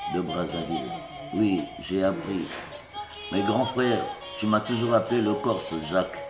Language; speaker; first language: French; non-native, local second language; Lingala